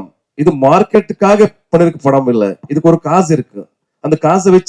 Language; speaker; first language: Tamil; non-native, learner; Kannada